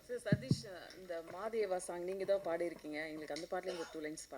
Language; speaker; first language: Tamil; native; Tamil